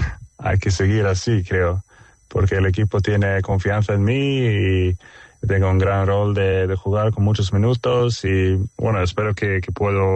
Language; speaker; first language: Spanish; non-native, fluent; Swedish